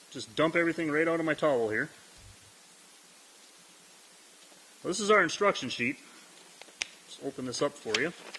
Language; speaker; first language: English; native; English